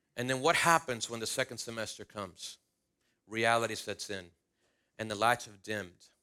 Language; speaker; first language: English; early bilingual, other home language; Spanish